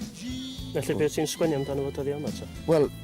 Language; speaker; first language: Welsh; native; Welsh